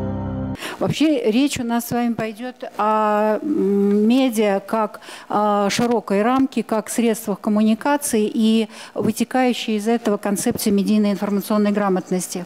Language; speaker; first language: Russian; native; Russian